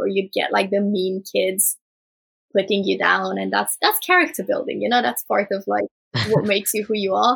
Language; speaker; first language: English; early bilingual, other home language; Romanian